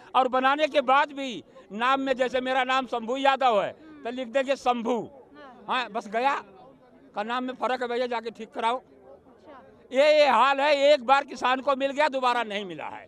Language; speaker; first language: Hindi; native; Hindi